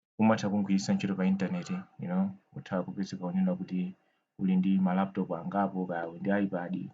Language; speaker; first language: Nyanja; non-native, local second language; Tumbuka